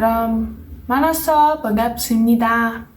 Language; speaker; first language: Korean; non-native, learner; Portuguese